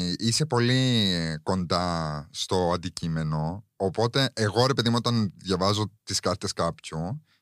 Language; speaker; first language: Greek; early bilingual, heritage; Greek